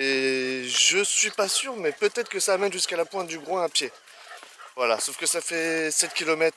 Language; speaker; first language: French; native; French